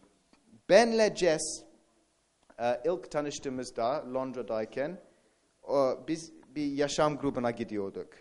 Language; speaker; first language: Turkish; non-native, fluent; English